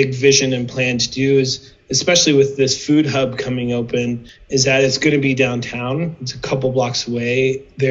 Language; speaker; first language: English; native; English